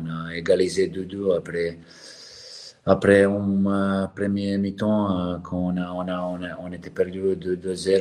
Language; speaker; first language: French; non-native, learner; Serbian